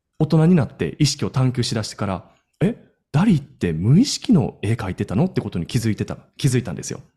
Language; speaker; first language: Japanese; native; Japanese